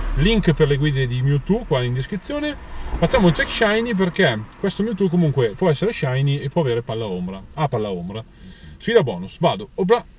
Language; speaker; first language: Italian; native; Italian